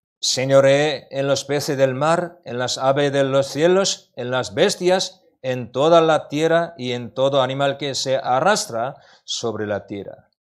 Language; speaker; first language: Spanish; non-native, learner; Korean